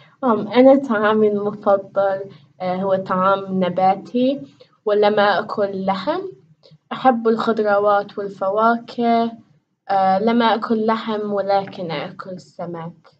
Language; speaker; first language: Arabic; non-native, learner; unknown